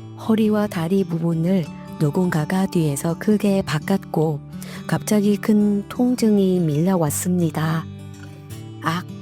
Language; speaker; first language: Korean; non-native, fluent; Vietnamese